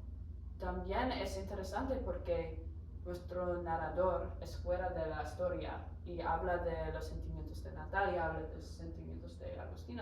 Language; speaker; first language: Spanish; non-native, learner; English